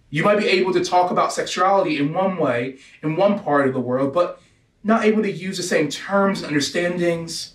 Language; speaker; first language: English; native; English